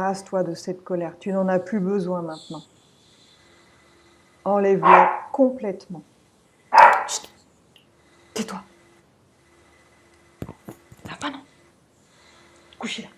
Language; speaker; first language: French; native; French